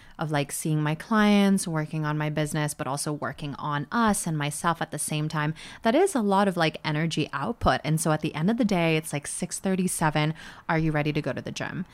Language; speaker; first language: English; early bilingual, other home language; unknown